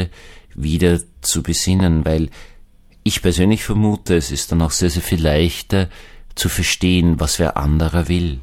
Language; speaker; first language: German; native; German